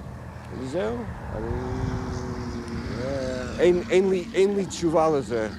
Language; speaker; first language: Hebrew; non-native, fluent; English